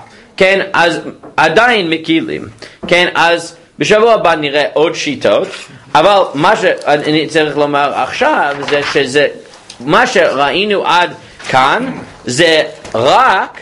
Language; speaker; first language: Hebrew; non-native, fluent; English